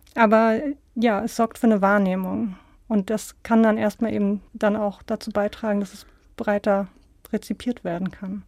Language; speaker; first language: German; native; German